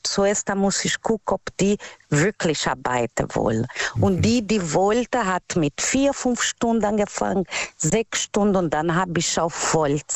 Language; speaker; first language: German; non-native, learner; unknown